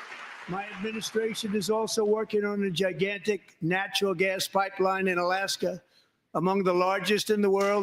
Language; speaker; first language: English; native; English